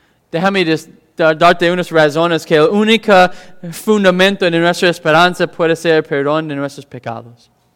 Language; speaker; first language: Spanish; non-native, fluent; English